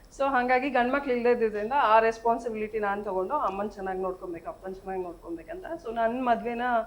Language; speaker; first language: Kannada; native; Kannada